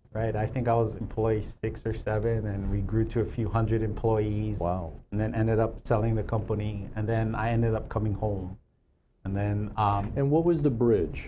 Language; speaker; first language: English; native; English